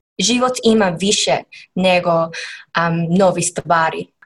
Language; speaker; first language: Serbian; non-native, learner; English